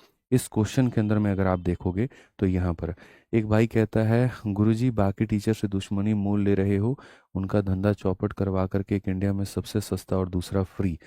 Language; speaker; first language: Hindi; native; Hindi